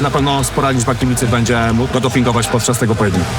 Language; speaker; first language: Polish; native; Polish